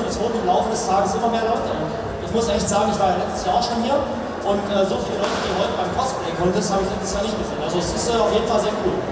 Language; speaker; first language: German; native; German